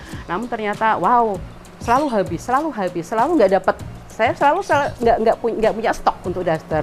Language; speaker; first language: Indonesian; native; Indonesian